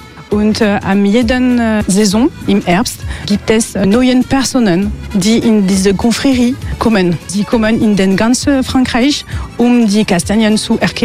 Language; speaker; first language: German; non-native, learner; French